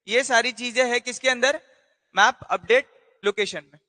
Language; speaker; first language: Hindi; non-native, local second language; Marathi